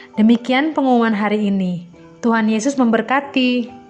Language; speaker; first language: Indonesian; native; Indonesian